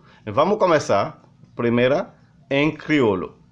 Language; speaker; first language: Portuguese; non-native, learner; Haitian Creole